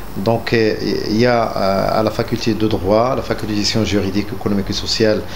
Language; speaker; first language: French; non-native, local second language; Arabic